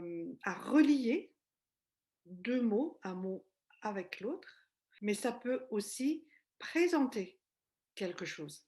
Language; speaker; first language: French; non-native, local second language; Malagasy